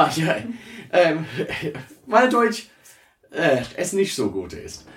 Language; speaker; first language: German; non-native, learner; English